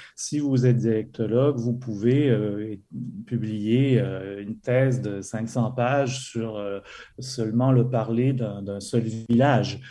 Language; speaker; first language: French; native; French